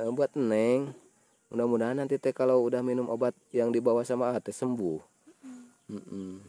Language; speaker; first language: Indonesian; non-native, local second language; Sundanese